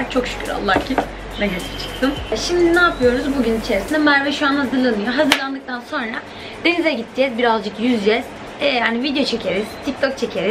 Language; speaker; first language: Turkish; native; Turkish